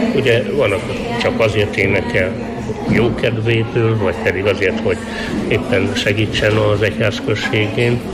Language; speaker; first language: Hungarian; native; Hungarian